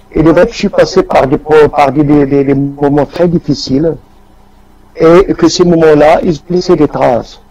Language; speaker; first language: French; non-native, local second language; Arabic